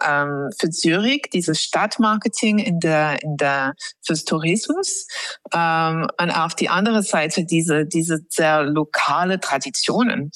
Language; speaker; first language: German; non-native, fluent; English